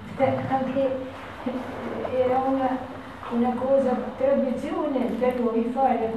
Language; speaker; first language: Italian; non-native, learner; Albanian